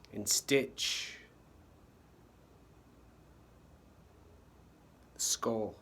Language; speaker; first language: English; native; English